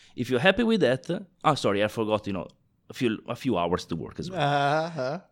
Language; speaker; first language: English; non-native, fluent; Italian